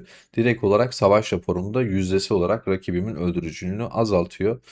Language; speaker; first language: Turkish; native; Turkish